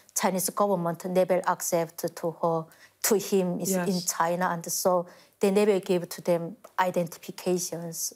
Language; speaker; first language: English; non-native, fluent; Korean